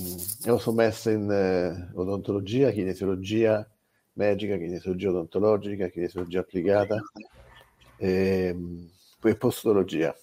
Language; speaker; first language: Portuguese; non-native, learner; Italian